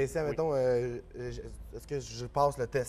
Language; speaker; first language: French; native; French